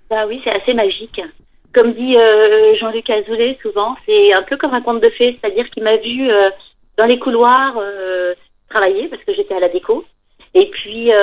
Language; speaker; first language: French; native; French